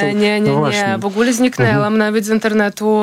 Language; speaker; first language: Polish; non-native, fluent; Ukrainian